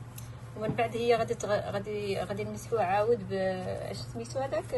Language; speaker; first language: Arabic; native; Arabic